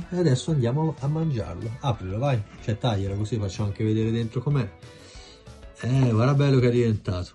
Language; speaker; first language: Italian; native; Italian